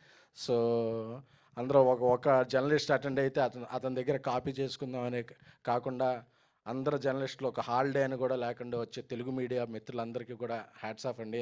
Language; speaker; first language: Telugu; native; Telugu